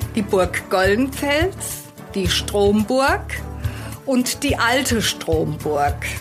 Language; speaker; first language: German; native; German